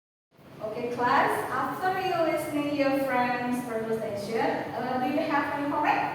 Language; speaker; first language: English; non-native, fluent; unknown